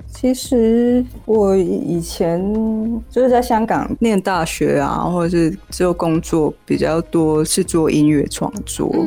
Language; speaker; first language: Chinese; non-native, local second language; Cantonese